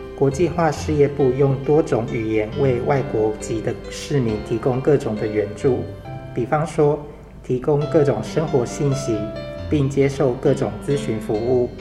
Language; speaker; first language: Chinese; native; Chinese